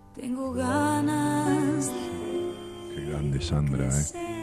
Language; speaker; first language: Spanish; native; Spanish